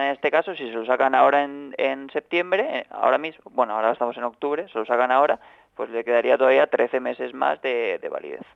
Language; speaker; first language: Spanish; native; Spanish